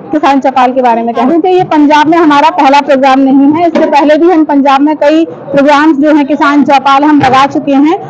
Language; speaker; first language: Hindi; native; Hindi